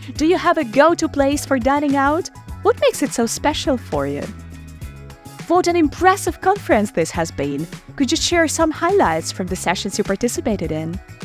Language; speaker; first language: English; non-native, fluent; Ukrainian